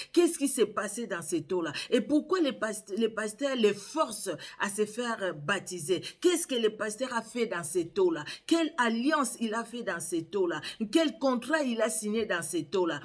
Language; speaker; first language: French; non-native, local second language; Lingala